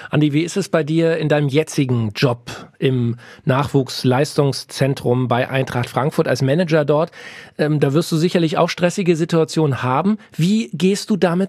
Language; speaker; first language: German; native; German